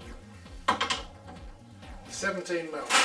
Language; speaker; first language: English; native; English